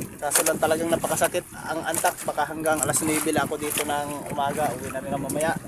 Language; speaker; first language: Filipino; non-native, local second language; Cebuano